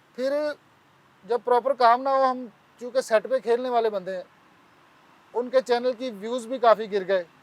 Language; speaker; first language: Urdu; non-native, local second language; Punjabi